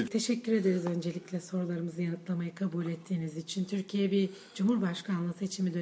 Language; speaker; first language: Turkish; native; Turkish